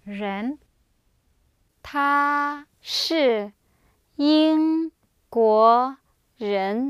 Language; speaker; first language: Chinese; non-native, learner; English